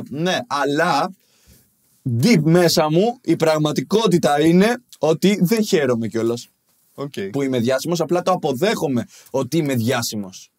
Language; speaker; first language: Greek; early bilingual, other home language; Albanian